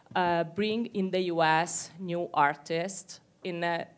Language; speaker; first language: English; non-native, fluent; Italian